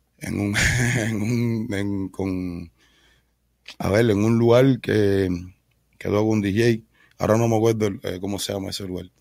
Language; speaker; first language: Spanish; native; Spanish